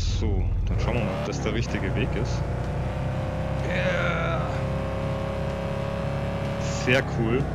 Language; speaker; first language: German; native; German